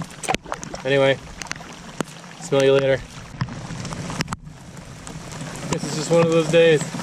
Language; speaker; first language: English; native; English